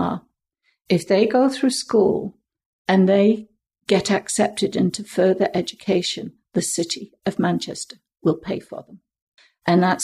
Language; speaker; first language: English; native; English